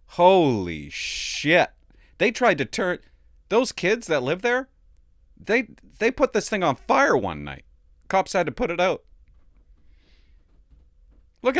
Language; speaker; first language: English; native; English